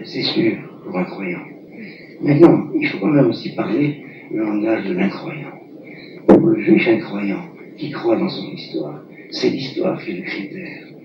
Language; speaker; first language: French; non-native, local second language; Arabic